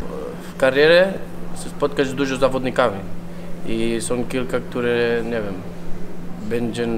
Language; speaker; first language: Polish; non-native, learner; Spanish